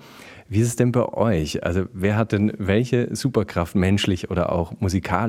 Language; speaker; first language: German; native; German